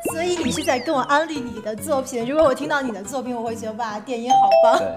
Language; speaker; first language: Chinese; native; Chinese